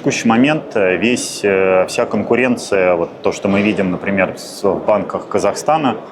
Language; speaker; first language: Russian; native; Russian